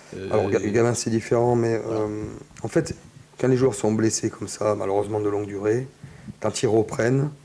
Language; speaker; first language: French; native; French